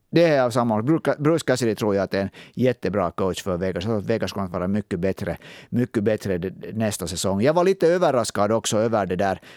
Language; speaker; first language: Swedish; native; Swedish